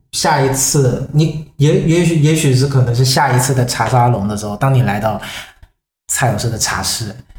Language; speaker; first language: Chinese; non-native, fluent; Vietnamese